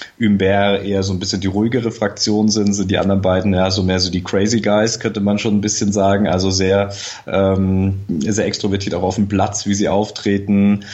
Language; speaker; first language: German; native; German